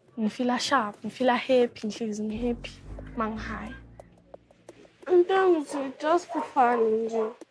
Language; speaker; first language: Zulu; native; Zulu